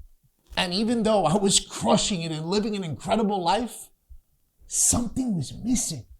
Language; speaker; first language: English; native; English